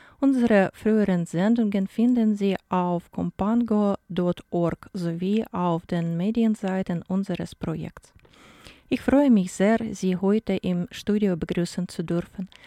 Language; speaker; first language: German; non-native, fluent; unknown